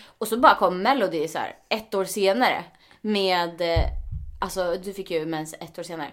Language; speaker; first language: Swedish; early bilingual, other home language; Spanish